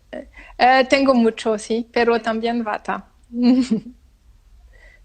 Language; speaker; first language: Spanish; non-native, learner; French